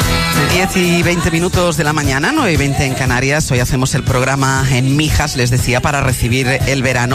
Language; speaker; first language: Spanish; native; Spanish